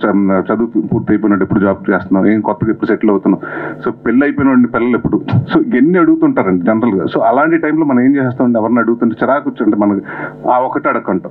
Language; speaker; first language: Telugu; native; Telugu